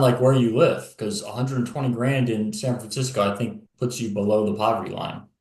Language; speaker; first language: English; native; English